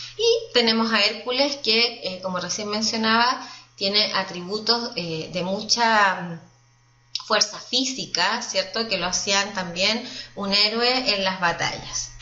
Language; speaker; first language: Spanish; native; Spanish